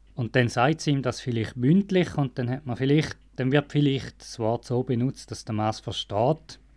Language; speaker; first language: German; native; German